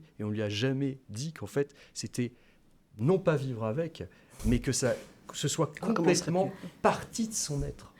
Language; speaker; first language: French; native; French